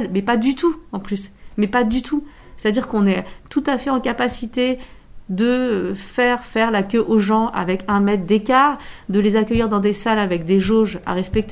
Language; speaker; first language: French; native; French